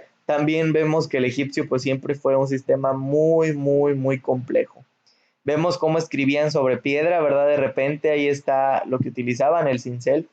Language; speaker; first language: Spanish; native; Spanish